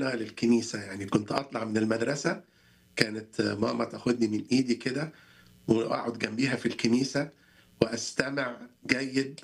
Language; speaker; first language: Arabic; native; Arabic